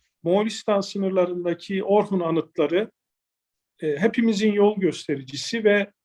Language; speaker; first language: Turkish; native; Turkish